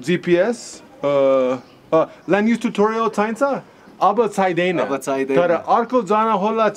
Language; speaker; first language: Nepali; non-native, learner; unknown